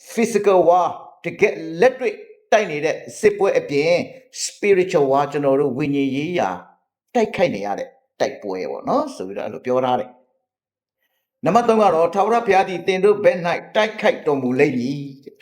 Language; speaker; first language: Burmese; non-native, local second language; S'gaw Karen